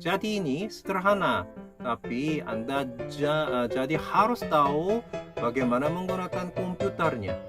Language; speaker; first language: Indonesian; non-native, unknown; Korean